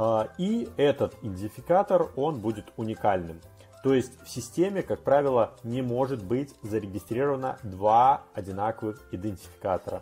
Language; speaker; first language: Russian; native; Russian